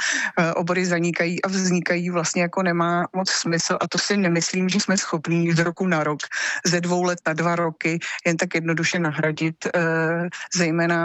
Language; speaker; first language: Czech; native; Czech